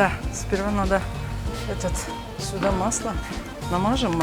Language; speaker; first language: Russian; non-native, learner; Azerbaijani